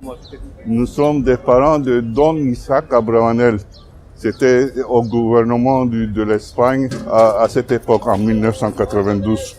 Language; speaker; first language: French; non-native, fluent; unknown